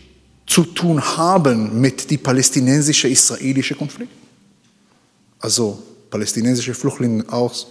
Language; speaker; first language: German; non-native, learner; Hebrew